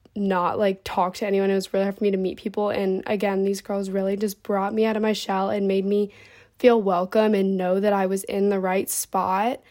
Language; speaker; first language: English; native; English